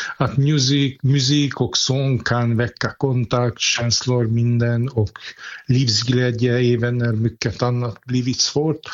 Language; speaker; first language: Swedish; non-native, fluent; Hungarian